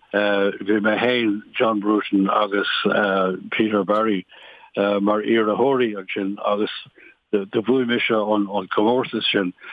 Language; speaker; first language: Irish; non-native, local second language; English